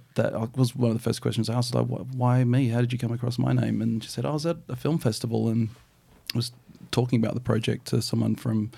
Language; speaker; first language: English; native; English